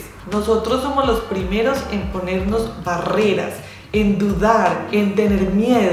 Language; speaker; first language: Spanish; native; Spanish